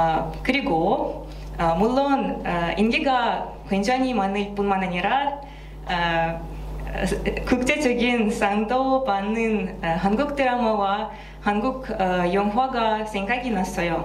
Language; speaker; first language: Korean; non-native, learner; Russian